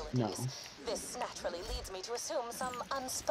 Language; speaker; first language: English; native; English